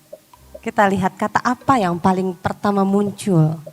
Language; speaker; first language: Indonesian; native; Indonesian